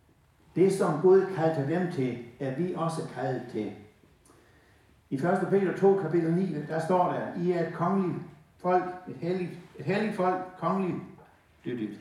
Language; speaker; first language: Danish; native; Danish